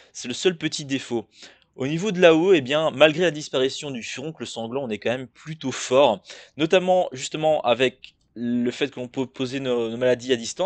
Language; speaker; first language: French; native; French